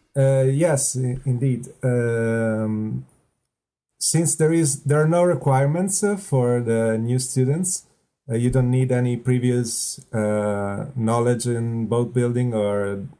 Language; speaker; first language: English; non-native, fluent; Italian